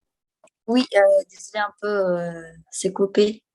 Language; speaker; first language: French; non-native, fluent; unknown